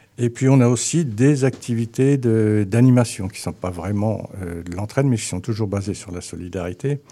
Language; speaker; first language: French; native; French